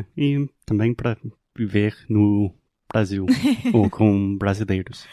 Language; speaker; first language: Portuguese; non-native, fluent; English